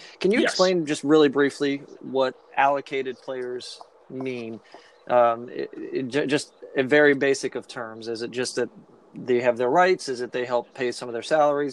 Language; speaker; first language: English; native; English